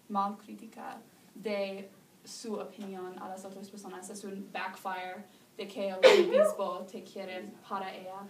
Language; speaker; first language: Spanish; non-native, learner; English